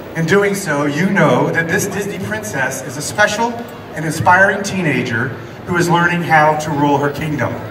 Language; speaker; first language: English; native; English